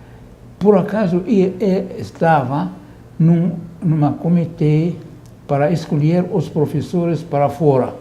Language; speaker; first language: Portuguese; non-native, fluent; Arabic